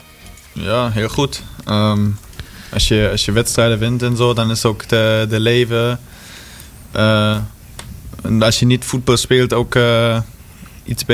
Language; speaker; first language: Dutch; non-native, fluent; German